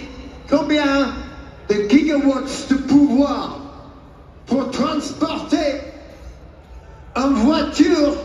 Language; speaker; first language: French; non-native, learner; English